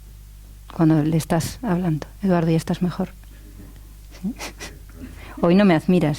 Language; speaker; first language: Spanish; native; Spanish